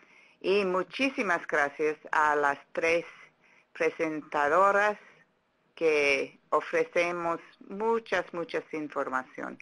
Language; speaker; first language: Spanish; non-native, fluent; English